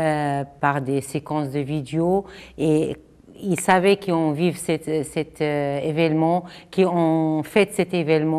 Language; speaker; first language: French; non-native, fluent; Arabic